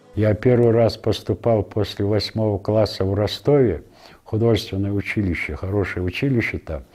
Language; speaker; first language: Russian; non-native, local second language; Ingush